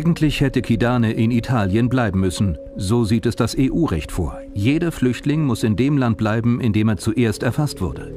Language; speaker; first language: German; native; German